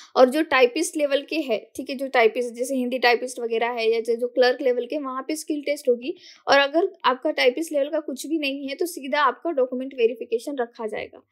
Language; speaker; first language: Hindi; non-native, local second language; Marathi